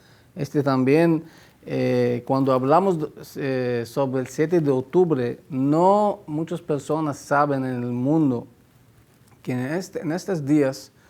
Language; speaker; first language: Spanish; non-native, fluent; Hebrew